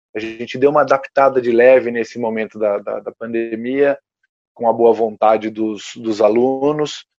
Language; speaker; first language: Portuguese; native; Portuguese